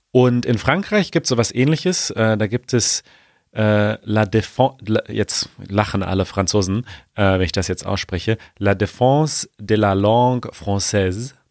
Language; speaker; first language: German; native; German